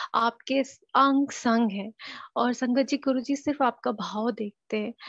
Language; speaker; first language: Hindi; native; Hindi